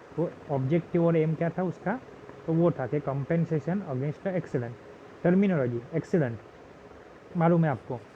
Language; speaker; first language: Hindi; non-native, local second language; Marathi